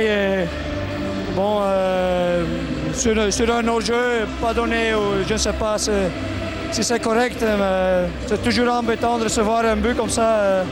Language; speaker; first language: French; non-native, local second language; Dutch